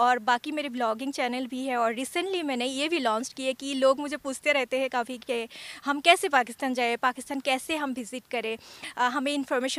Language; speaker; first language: Hindi; non-native, fluent; Bangla